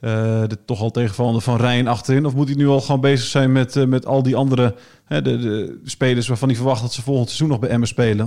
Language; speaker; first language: Dutch; native; Dutch